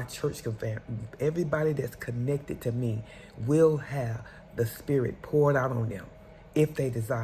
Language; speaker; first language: English; native; English